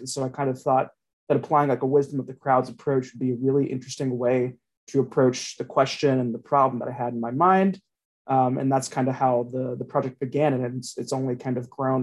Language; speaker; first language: English; native; English